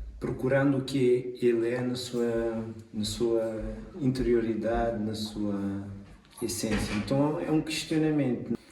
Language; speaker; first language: Portuguese; non-native, local second language; Kabuverdianu